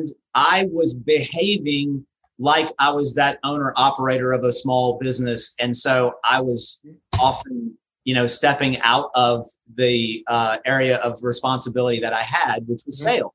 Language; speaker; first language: English; native; English